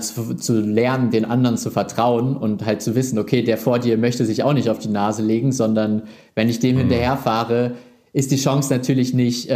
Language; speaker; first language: German; native; German